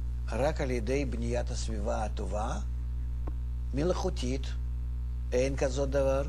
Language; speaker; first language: Hebrew; non-native, fluent; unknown